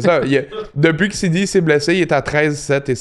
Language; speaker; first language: French; native; French